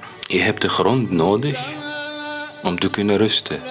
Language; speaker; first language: Dutch; non-native, learner; Arabic